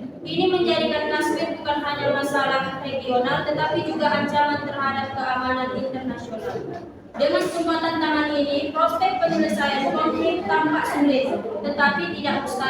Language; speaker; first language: Indonesian; native; Indonesian